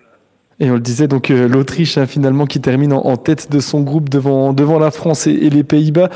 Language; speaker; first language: French; native; French